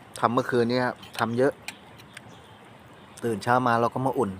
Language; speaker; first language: Thai; native; Thai